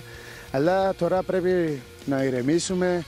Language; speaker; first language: Greek; non-native, fluent; Portuguese